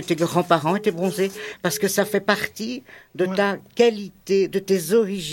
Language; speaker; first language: French; native; French